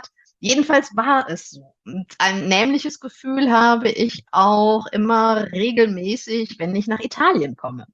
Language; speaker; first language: German; native; German